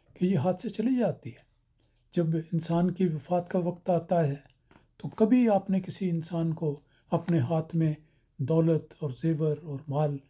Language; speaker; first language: Urdu; native; Urdu